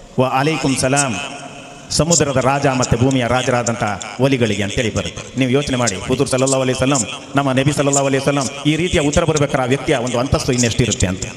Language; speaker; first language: Kannada; non-native, local second language; Malayalam